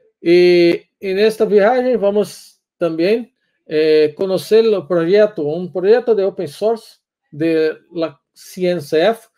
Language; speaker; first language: Spanish; non-native, learner; Portuguese